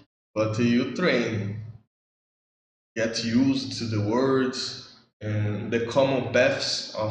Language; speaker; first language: English; non-native, learner; Portuguese